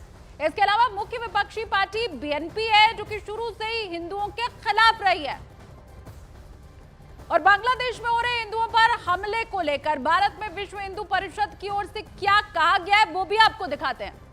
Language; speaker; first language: Hindi; native; Hindi